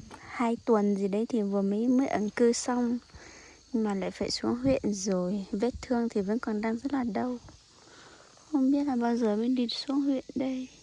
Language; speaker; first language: Vietnamese; non-native, local second language; Hmong